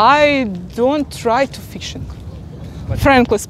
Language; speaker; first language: English; non-native, learner; Russian